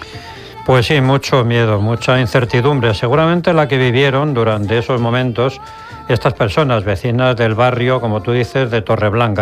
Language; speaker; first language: Spanish; native; Spanish